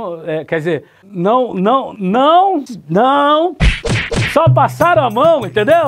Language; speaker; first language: Portuguese; native; Portuguese